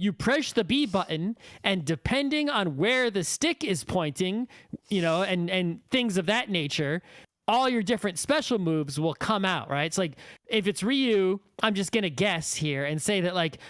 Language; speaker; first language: English; native; English